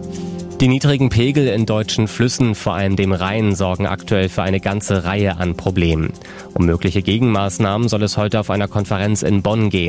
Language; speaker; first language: German; native; German